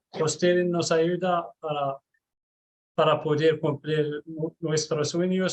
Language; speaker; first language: Spanish; non-native, learner; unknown